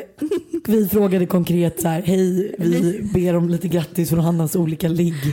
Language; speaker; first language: Swedish; native; Swedish